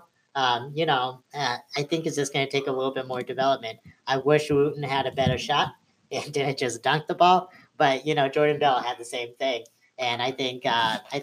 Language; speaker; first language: English; native; English